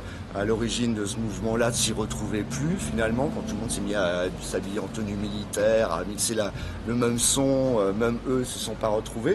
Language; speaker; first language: French; native; French